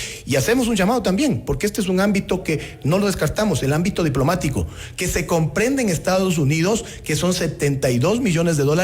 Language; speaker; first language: Spanish; native; Spanish